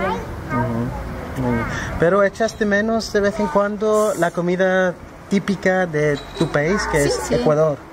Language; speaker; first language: Spanish; non-native, fluent; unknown